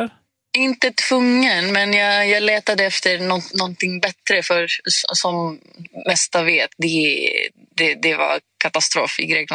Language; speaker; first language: Swedish; non-native, fluent; Greek